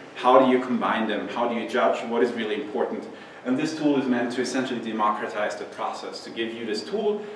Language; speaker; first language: English; non-native, fluent; German